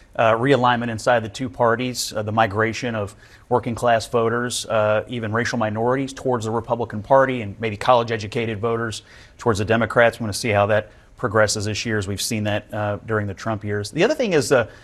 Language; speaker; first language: English; native; English